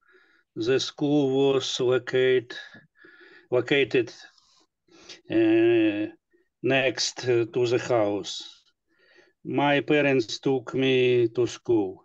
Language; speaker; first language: English; non-native, learner; Russian